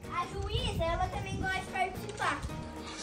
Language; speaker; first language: Portuguese; native; Portuguese